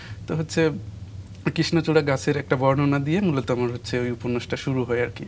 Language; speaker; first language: Bangla; non-native, local second language; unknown